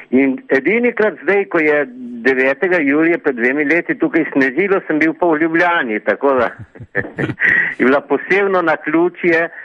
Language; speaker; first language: Slovenian; early bilingual, heritage; Slovenian